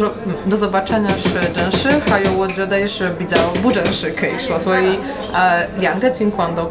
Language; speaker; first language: Chinese; non-native, learner; Polish